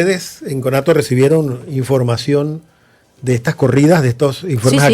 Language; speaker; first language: Spanish; native; Spanish